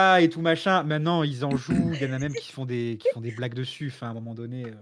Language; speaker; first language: French; native; French